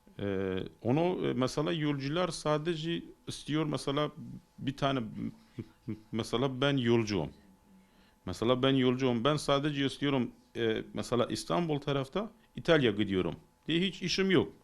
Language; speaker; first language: Turkish; non-native, learner; Persian